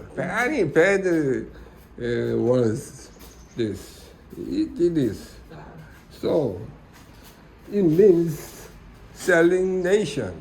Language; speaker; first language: English; non-native, learner; Korean